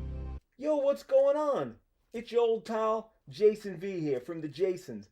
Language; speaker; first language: English; native; English